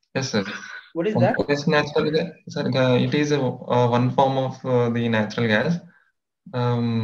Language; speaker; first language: English; non-native, local second language; Telugu